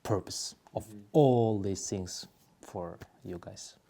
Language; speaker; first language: English; non-native, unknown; Kazakh